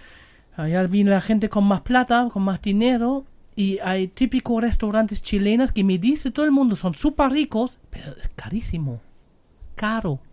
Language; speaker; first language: Spanish; non-native, learner; German